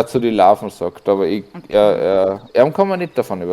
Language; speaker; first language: German; native; German